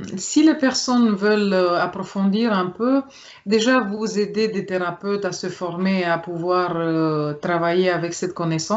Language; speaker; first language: French; non-native, fluent; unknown